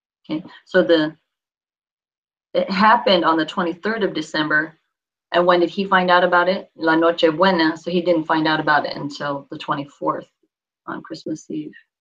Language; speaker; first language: English; native; English